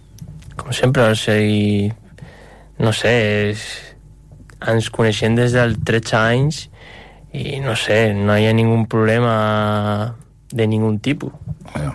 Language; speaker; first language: Catalan; non-native, local second language; Spanish